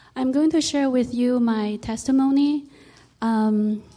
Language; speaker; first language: English; non-native, local second language; Cantonese